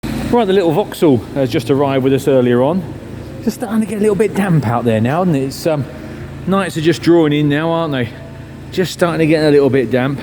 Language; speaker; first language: English; native; English